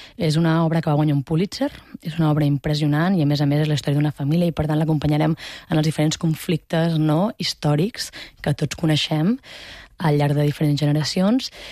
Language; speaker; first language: Catalan; native; Catalan